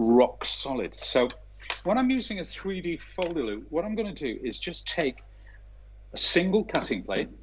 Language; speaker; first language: English; native; English